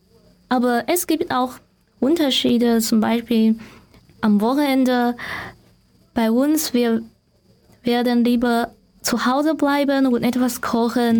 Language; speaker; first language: German; non-native, learner; Chinese